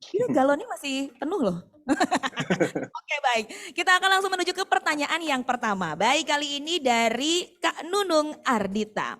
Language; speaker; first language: Indonesian; native; Indonesian